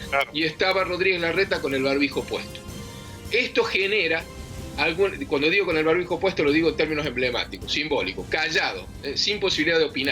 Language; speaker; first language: Spanish; native; Spanish